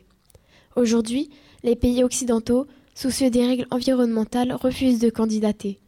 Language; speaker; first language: French; native; French